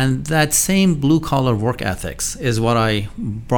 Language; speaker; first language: English; non-native, fluent; Persian